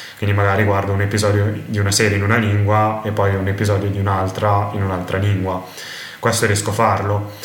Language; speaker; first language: Italian; native; Italian